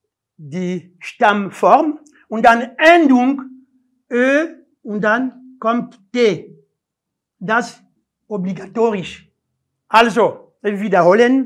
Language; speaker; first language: German; non-native, learner; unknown